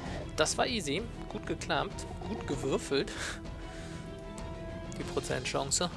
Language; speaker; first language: German; native; German